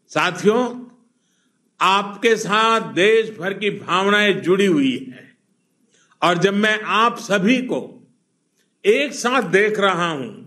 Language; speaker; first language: Hindi; non-native, local second language; Gujarati